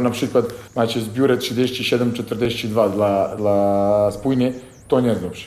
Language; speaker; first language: Polish; non-native, fluent; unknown